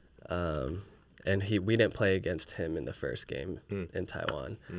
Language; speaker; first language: English; early bilingual, other home language; Chinese